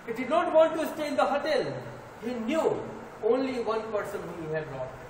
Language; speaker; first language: English; non-native, local second language; Hindi